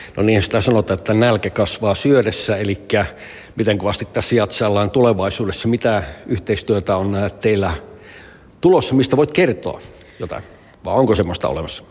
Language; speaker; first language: Finnish; early bilingual, heritage; Finnish